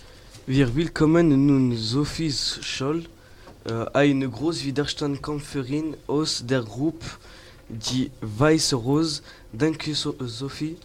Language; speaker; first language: German; non-native, learner; French